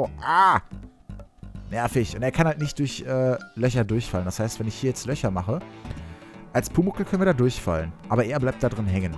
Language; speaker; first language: German; native; German